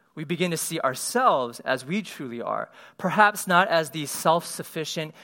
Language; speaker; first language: English; native; English